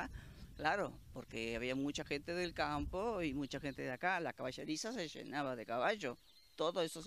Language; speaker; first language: Spanish; native; Spanish